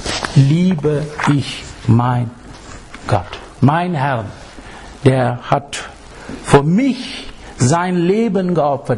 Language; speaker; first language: German; non-native, fluent; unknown